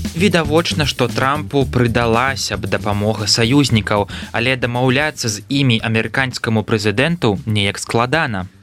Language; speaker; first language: Belarusian; native; Belarusian